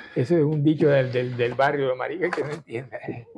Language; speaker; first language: Spanish; native; Spanish